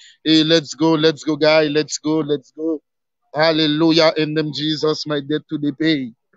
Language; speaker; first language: English; non-native, learner; Haitian Creole